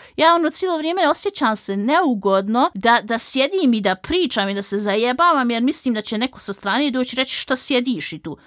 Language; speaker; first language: Bosnian; early bilingual, heritage; Bosnian